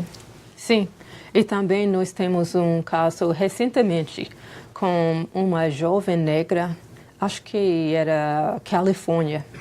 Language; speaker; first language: Portuguese; non-native, fluent; English